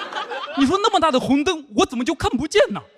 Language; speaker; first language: Chinese; native; Chinese